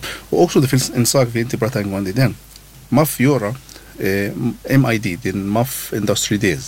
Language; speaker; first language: Swedish; non-native, learner; Arabic